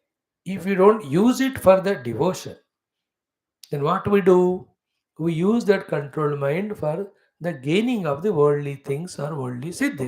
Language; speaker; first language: English; non-native, local second language; Hindi